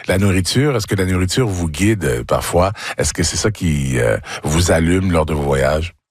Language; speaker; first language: French; native; French